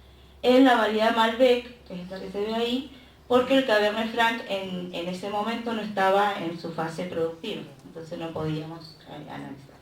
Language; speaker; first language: Spanish; native; Spanish